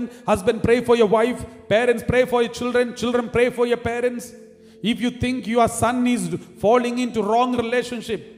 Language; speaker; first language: English; non-native, local second language; Malayalam